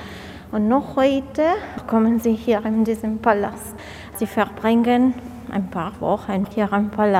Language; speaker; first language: German; non-native, fluent; Italian